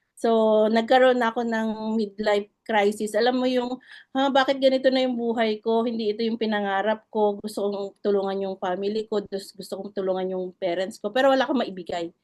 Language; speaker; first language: Filipino; non-native, local second language; Iloko